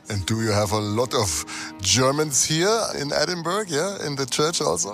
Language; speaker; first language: English; non-native, fluent; German